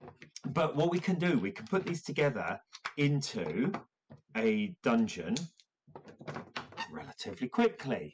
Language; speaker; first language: English; native; English